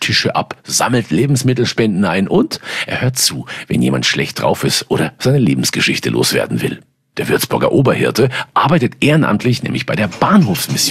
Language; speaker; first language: German; native; German